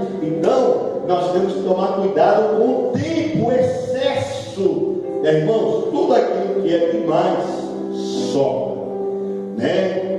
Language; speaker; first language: Portuguese; native; Portuguese